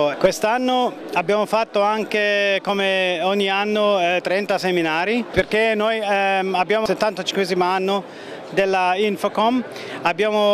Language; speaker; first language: Italian; non-native, fluent; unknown